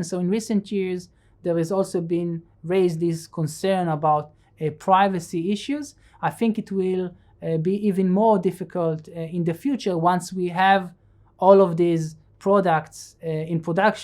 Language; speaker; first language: English; non-native, fluent; Hebrew